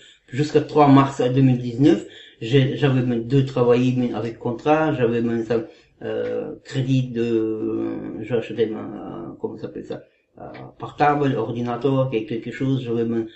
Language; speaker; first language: French; non-native, learner; Kazakh